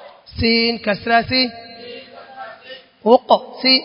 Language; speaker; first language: Arabic; non-native, learner; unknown